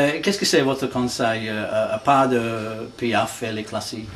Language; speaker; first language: French; non-native, fluent; English